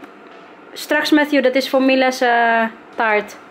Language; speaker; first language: Dutch; non-native, learner; Filipino